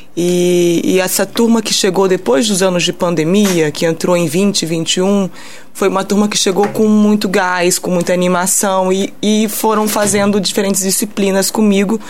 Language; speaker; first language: Portuguese; early bilingual, heritage; Portuguese